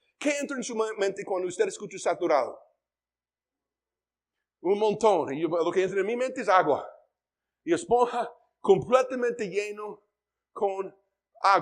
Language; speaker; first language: Spanish; non-native, fluent; English